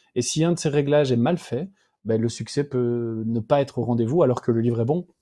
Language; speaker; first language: French; native; French